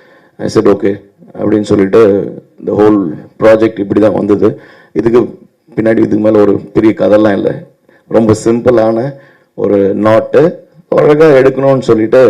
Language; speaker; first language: Tamil; native; Tamil